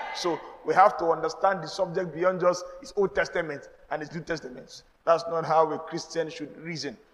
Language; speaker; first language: English; non-native, local second language; Yoruba